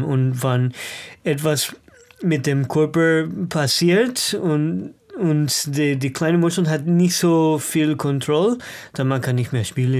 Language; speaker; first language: German; non-native, learner; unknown